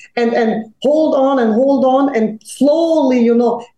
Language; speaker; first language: English; non-native, fluent; Serbian